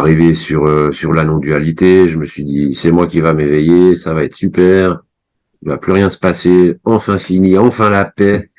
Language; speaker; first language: French; native; French